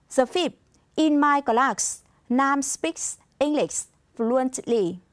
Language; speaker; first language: English; non-native, fluent; Vietnamese